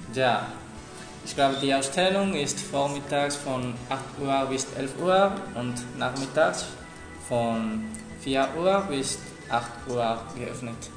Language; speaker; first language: German; non-native, learner; Spanish